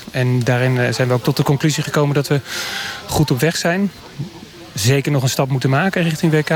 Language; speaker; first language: Dutch; native; Dutch